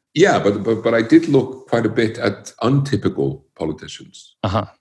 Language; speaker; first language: English; early bilingual, other home language; Icelandic